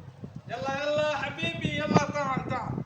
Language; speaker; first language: Arabic; non-native, learner; Bangla